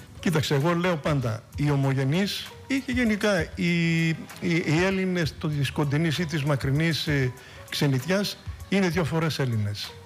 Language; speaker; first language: Greek; native; Greek